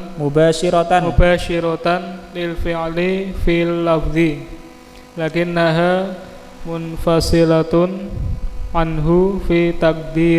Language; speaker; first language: Arabic; non-native, learner; Indonesian